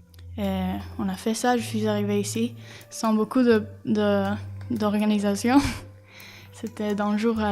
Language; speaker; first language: French; non-native, fluent; Spanish